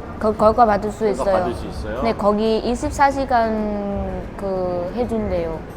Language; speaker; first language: Korean; non-native, learner; Vietnamese